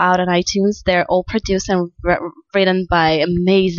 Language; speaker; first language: English; non-native, fluent; Russian